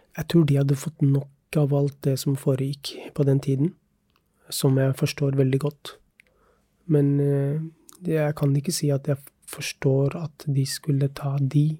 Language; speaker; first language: Norwegian; early bilingual, other home language; Urdu